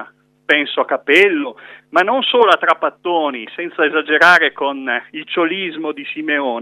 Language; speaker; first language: Italian; native; Italian